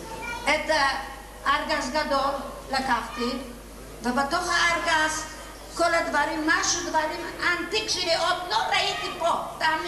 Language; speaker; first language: Hebrew; non-native, learner; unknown